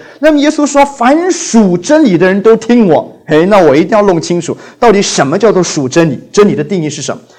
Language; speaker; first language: Chinese; non-native, local second language; Cantonese